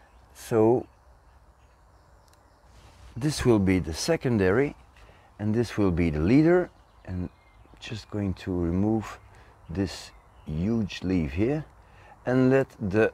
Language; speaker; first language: English; non-native, fluent; Dutch